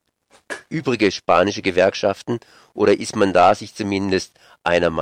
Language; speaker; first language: German; native; German